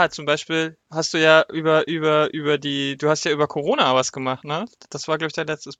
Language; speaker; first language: German; native; German